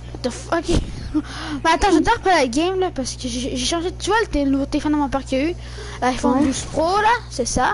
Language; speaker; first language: French; native; French